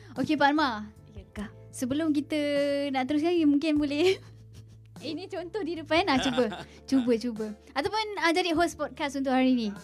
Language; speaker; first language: Malay; native; Malay